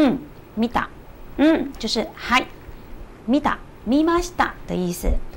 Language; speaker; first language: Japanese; non-native, fluent; Chinese